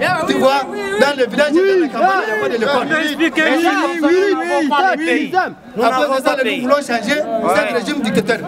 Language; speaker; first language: French; non-native, local second language; Arabic